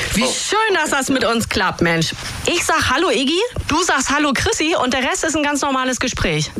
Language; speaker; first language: German; native; German